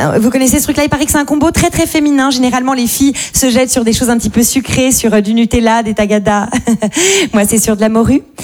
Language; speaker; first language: French; native; French